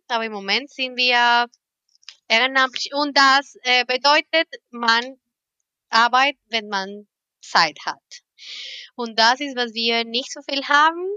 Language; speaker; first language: German; non-native, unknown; Spanish